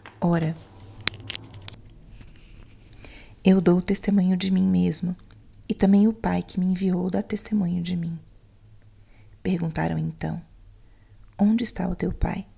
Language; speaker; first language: Portuguese; native; Portuguese